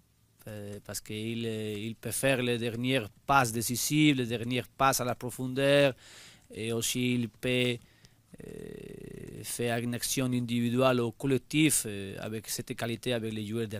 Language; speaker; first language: French; non-native, learner; Spanish